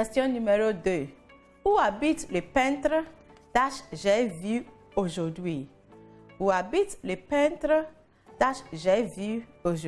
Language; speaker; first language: French; non-native, fluent; English